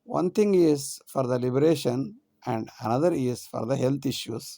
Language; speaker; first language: English; non-native, local second language; Kannada